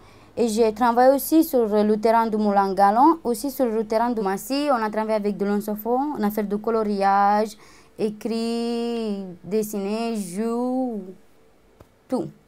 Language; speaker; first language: French; non-native, learner; Romanian